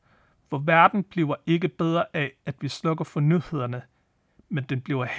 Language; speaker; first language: Danish; native; Danish